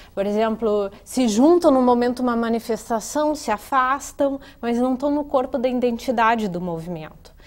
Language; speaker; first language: Portuguese; native; Portuguese